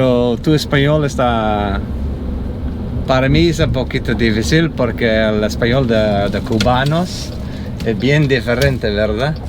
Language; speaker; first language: Spanish; non-native, fluent; English